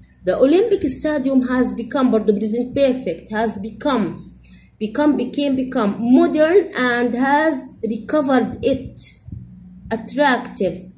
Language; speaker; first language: English; non-native, fluent; Arabic